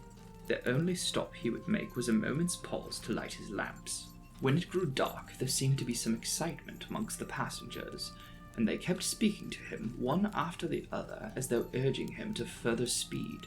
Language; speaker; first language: English; native; English